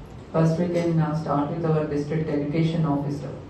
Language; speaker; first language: English; non-native, local second language; Telugu